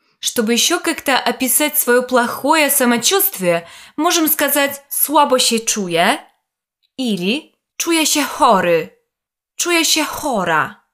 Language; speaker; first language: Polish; non-native, fluent; Russian